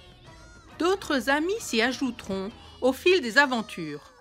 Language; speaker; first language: French; native; French